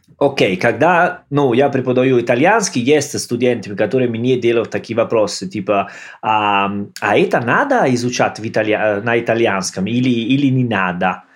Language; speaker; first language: Russian; non-native, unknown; Italian